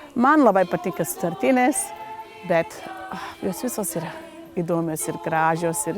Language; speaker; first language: Lithuanian; early bilingual, heritage; English